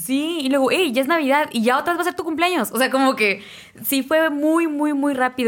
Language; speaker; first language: Spanish; native; Spanish